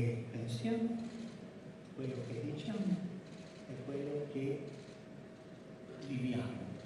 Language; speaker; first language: Italian; non-native, fluent; Spanish